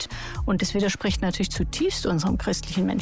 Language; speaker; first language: German; native; German